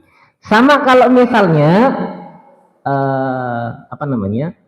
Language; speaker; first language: Indonesian; native; Indonesian